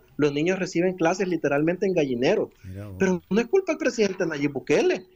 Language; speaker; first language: Spanish; native; Spanish